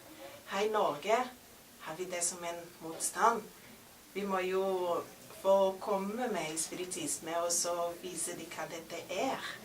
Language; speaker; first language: Norwegian; non-native, fluent; Portuguese